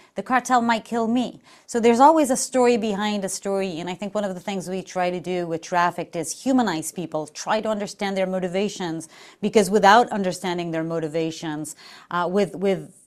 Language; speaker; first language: English; non-native, fluent; Portuguese